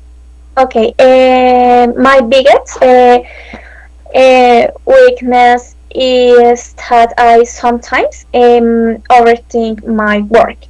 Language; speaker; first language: English; non-native, learner; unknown